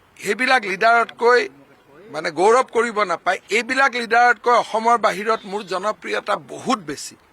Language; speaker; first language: Assamese; native; Assamese